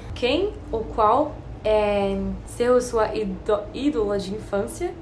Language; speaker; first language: Portuguese; non-native, fluent; French